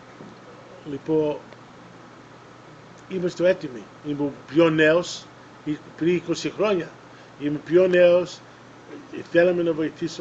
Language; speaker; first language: Greek; early bilingual, other home language; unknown